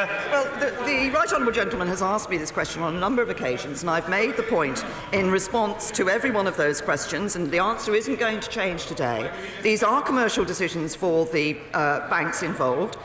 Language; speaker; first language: English; native; English